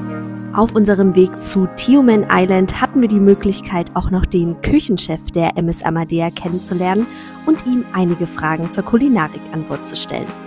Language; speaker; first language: German; native; German